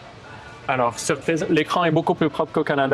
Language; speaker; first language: French; native; French